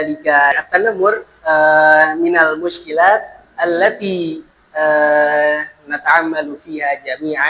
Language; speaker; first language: Arabic; non-native, fluent; Indonesian